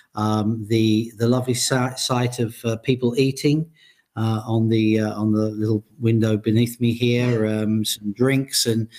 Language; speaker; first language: English; native; English